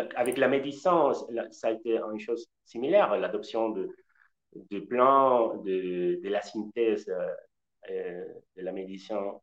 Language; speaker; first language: French; non-native, learner; Spanish